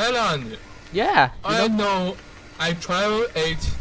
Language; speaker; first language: English; non-native, learner; Chinese